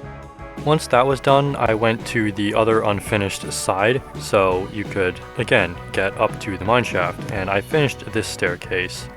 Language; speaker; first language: English; native; English